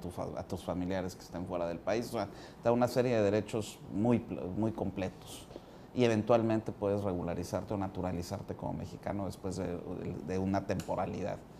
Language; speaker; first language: Spanish; native; Spanish